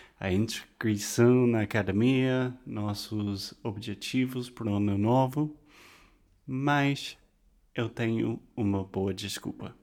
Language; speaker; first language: Portuguese; non-native, fluent; English